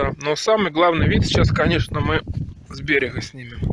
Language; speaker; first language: Russian; native; Russian